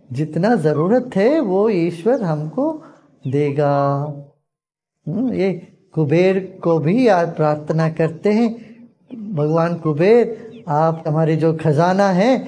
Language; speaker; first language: Hindi; non-native, local second language; Tamil